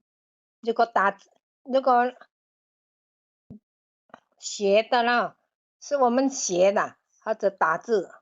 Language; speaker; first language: Chinese; non-native, learner; Indonesian